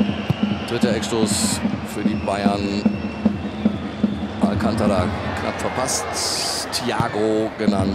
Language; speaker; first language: German; native; German